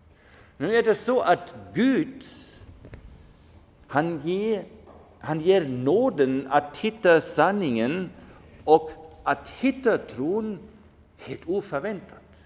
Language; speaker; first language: Swedish; non-native, fluent; German